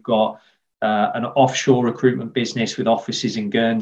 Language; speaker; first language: English; native; English